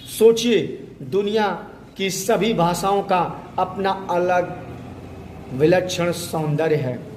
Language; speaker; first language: Hindi; native; Hindi